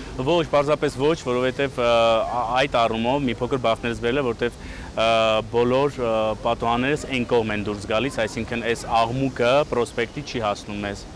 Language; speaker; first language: Armenian; early bilingual, heritage; Armenian